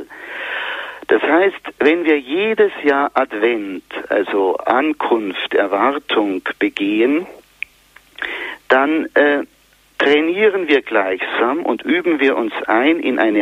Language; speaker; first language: German; native; German